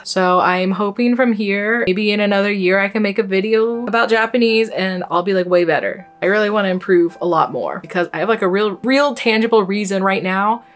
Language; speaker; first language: English; native; English